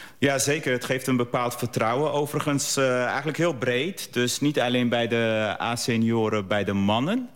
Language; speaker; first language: Dutch; early bilingual, other home language; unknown